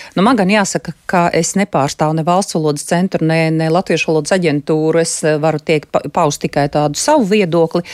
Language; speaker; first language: Latvian; native; Latvian